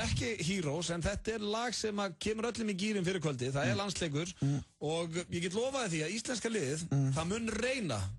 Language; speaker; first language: Icelandic; native; Icelandic